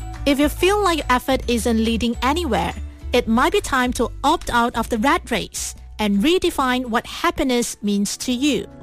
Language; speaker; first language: English; non-native, local second language; Chinese